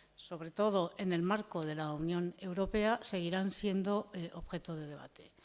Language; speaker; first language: Spanish; native; Spanish